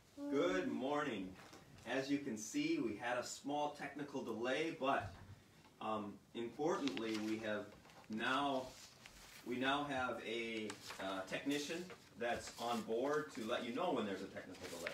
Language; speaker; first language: English; native; English